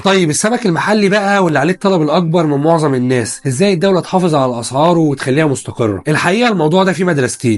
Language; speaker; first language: Arabic; native; Arabic